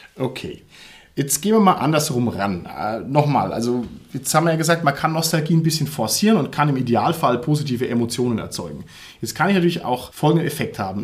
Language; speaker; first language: German; native; German